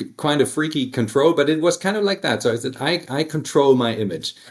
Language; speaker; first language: English; early bilingual, other home language; German